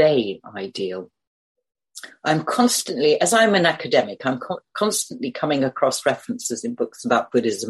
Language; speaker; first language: English; native; English